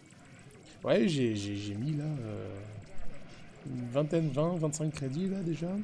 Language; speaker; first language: French; native; French